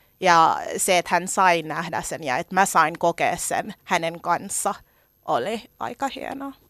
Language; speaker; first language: Finnish; early bilingual, other home language; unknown